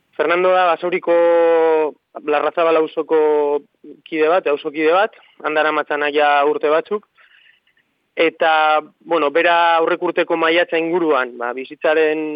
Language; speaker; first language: Basque; native; Basque